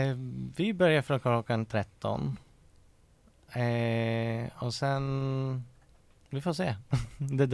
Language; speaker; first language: Swedish; non-native, fluent; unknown